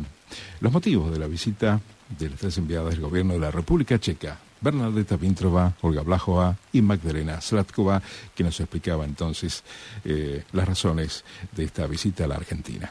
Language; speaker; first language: Spanish; native; Spanish